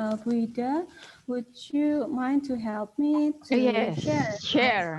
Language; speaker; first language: English; non-native, fluent; Indonesian